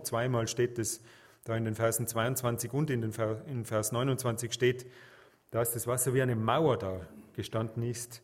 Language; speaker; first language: German; native; German